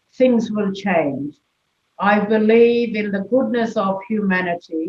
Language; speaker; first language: English; non-native, local second language; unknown